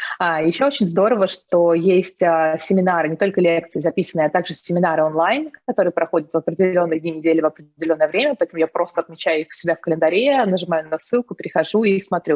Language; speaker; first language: Russian; native; Russian